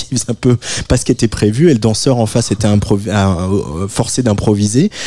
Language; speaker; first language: French; native; French